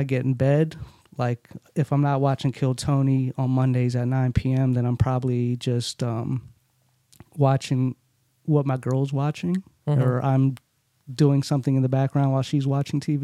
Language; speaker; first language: English; early bilingual, other home language; Urdu